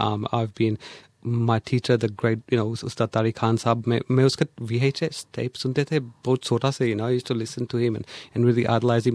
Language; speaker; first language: Hindi; early bilingual, heritage; Hindi